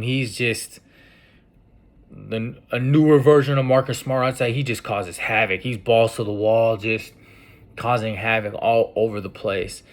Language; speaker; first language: English; native; English